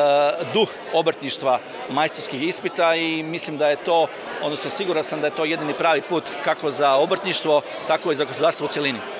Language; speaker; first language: Croatian; native; Croatian